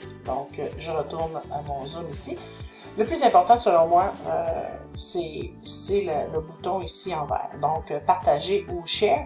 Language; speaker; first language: French; native; French